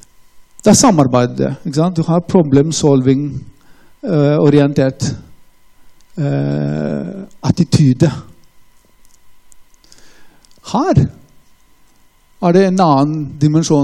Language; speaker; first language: Norwegian; non-native, fluent; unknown